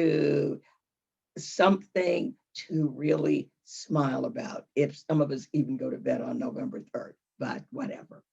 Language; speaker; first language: English; native; English